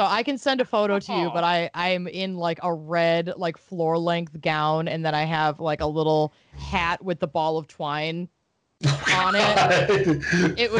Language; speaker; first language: English; native; English